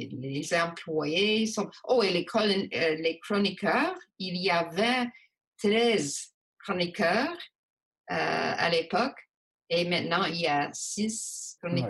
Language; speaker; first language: French; non-native, local second language; English